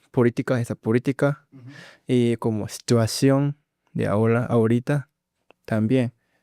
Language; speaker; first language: Spanish; non-native, learner; Japanese